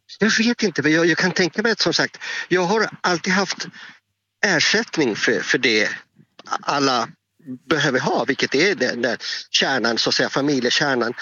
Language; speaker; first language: Swedish; non-native, fluent; Spanish